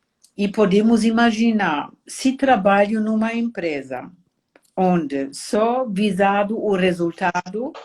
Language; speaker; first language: Portuguese; non-native, fluent; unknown